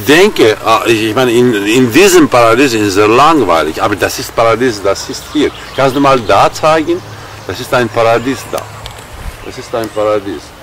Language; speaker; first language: German; non-native, fluent; Armenian